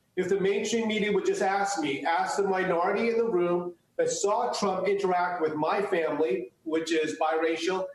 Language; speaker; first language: English; early bilingual, other home language; Chinese